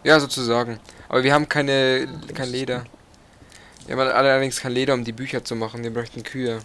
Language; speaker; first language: German; native; German